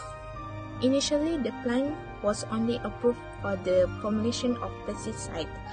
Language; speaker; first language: English; non-native, local second language; Malay